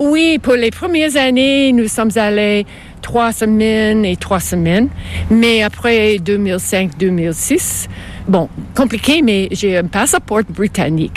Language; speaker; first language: French; non-native, fluent; English